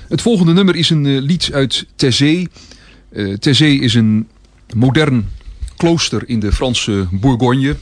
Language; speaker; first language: Dutch; native; Dutch